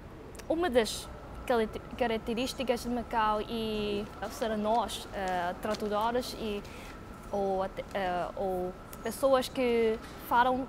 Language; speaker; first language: Portuguese; non-native, fluent; Cantonese